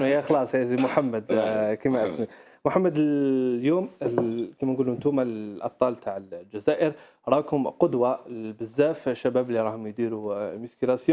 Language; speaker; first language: Arabic; native; Arabic